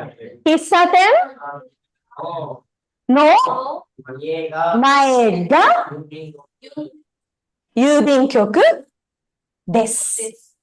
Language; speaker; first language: Japanese; non-native, fluent; Tamil